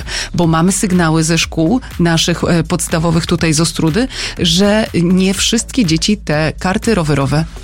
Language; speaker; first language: Polish; native; Polish